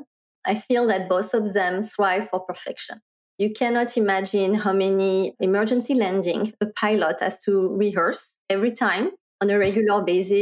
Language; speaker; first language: English; non-native, fluent; French